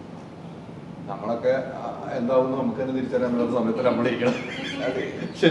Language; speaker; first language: Malayalam; native; Malayalam